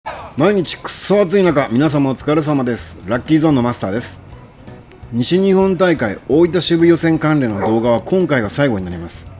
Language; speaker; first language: Japanese; native; Japanese